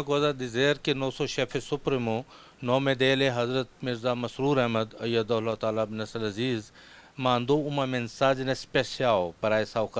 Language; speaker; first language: Portuguese; non-native, fluent; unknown